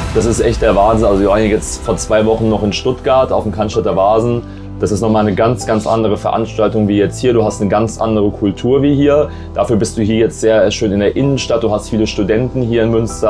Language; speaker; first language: German; native; German